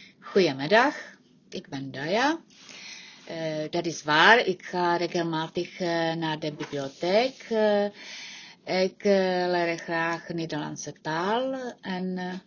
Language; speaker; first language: Dutch; non-native, learner; Czech